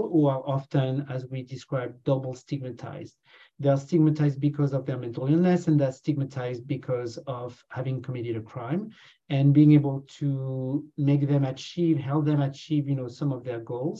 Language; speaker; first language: English; non-native, fluent; French